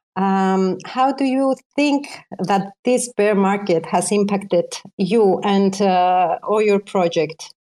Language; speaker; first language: English; non-native, fluent; Greek